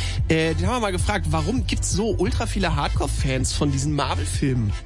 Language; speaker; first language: German; native; German